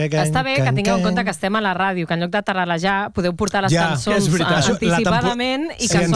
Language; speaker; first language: Catalan; native; Catalan